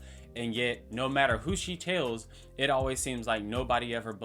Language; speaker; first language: English; native; English